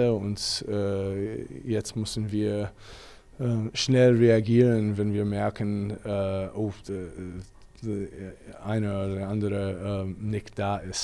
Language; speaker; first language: German; non-native, fluent; English